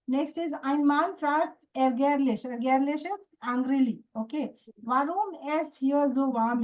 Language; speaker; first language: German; non-native, fluent; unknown